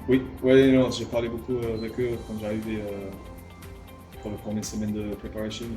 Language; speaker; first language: French; non-native, learner; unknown